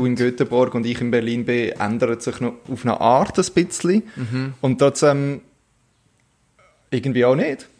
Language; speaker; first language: German; native; German